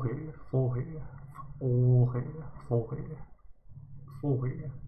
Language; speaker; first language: French; non-native, learner; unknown